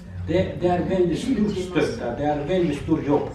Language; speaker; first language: Norwegian; non-native, learner; Azerbaijani